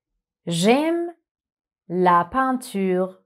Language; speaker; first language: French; non-native, fluent; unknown